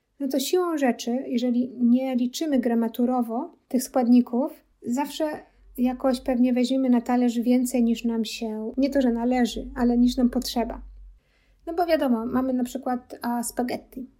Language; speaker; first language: Polish; native; Polish